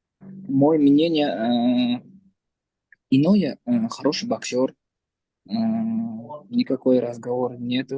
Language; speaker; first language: Russian; non-native, learner; Uzbek